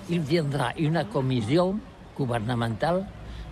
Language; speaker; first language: French; non-native, learner; Catalan